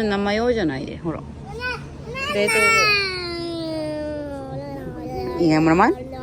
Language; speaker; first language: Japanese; non-native, fluent; Filipino